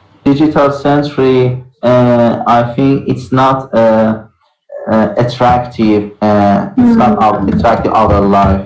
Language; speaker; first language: English; non-native, learner; Persian